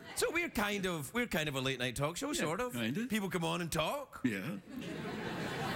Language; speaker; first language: English; native; English